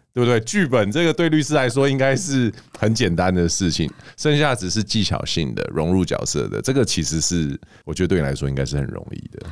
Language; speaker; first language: Chinese; native; Chinese